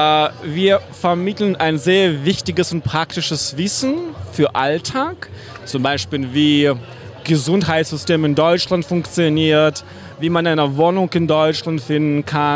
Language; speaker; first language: German; non-native, fluent; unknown